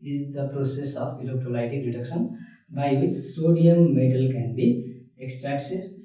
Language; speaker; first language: English; non-native, local second language; Nepali